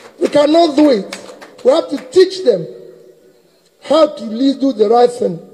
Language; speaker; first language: English; native; English